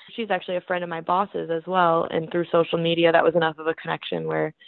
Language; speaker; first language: English; native; English